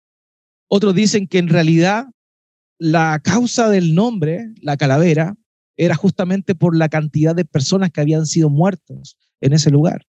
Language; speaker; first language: Spanish; native; Spanish